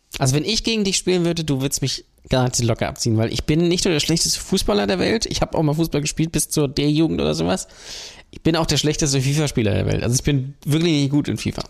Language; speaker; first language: German; native; German